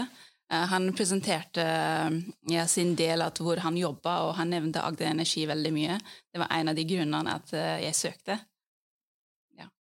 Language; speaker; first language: Norwegian; early bilingual, other home language; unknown